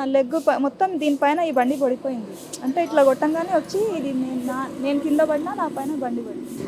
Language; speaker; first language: Telugu; native; Telugu